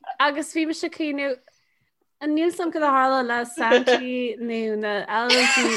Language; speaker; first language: Irish; non-native, local second language; English